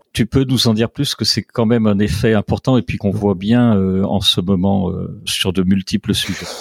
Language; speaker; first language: French; native; French